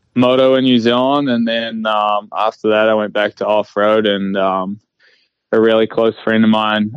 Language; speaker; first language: English; native; English